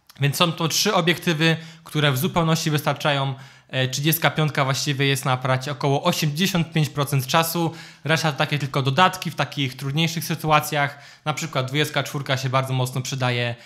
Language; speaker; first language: Polish; native; Polish